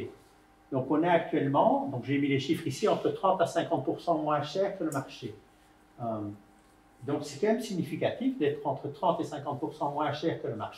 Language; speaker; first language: French; native; French